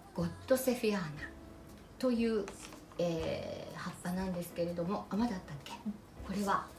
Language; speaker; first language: Japanese; native; Japanese